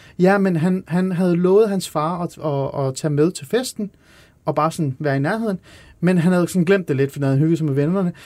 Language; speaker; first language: Danish; early bilingual, other home language; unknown